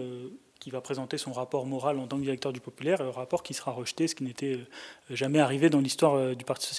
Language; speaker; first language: French; native; French